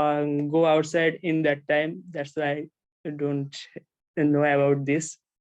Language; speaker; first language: English; non-native, learner; Bangla